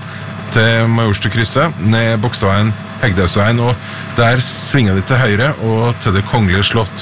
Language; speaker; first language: Norwegian; native; Norwegian